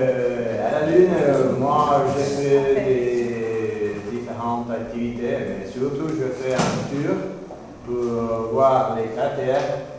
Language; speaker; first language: French; non-native, learner; Spanish